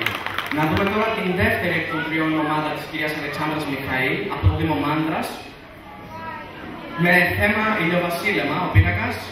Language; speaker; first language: Greek; native; Greek